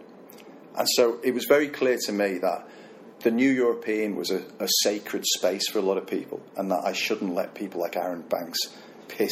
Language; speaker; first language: English; native; English